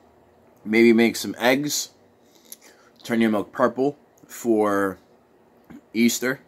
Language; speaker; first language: English; native; English